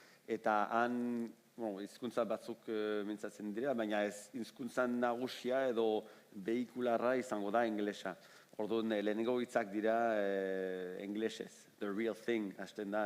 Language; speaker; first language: Basque; non-native, fluent; French